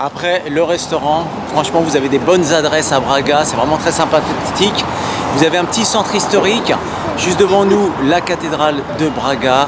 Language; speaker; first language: French; native; French